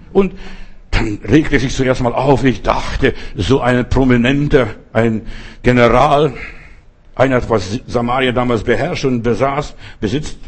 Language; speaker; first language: German; non-native, fluent; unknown